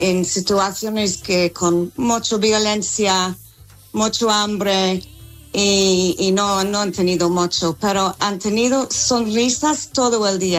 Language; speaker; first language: Spanish; non-native, learner; English